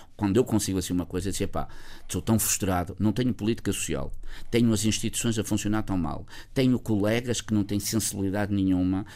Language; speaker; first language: Portuguese; native; Portuguese